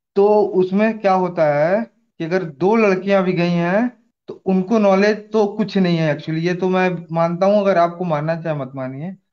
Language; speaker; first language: Hindi; native; Hindi